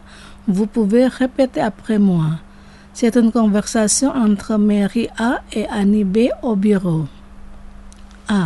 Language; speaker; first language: French; non-native, learner; Indonesian